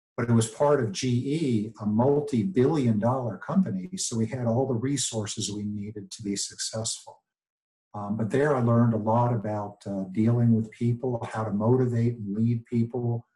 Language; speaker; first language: English; native; English